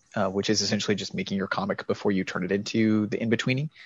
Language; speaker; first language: English; native; English